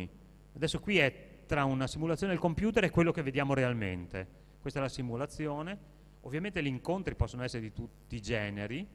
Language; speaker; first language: Italian; native; Italian